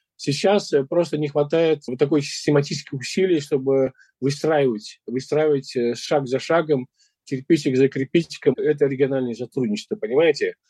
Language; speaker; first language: Russian; non-native, local second language; Uzbek